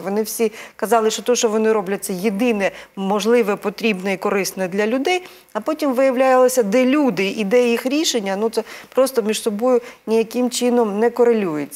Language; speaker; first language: Ukrainian; native; Ukrainian